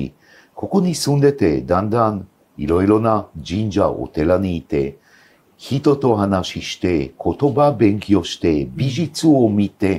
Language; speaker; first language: Japanese; non-native, fluent; Hebrew